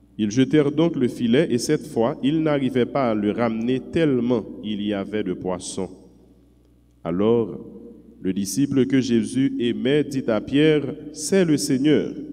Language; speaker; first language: French; non-native, local second language; Haitian Creole